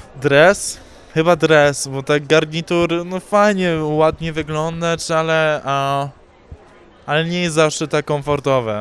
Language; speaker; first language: Polish; early bilingual, heritage; English